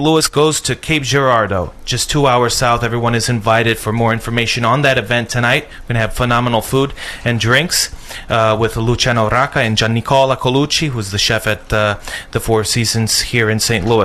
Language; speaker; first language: English; native; English